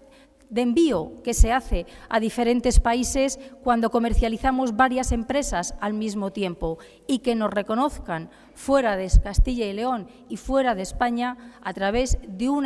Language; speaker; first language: Spanish; native; Spanish